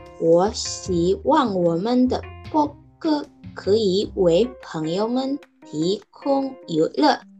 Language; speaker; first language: Chinese; non-native, learner; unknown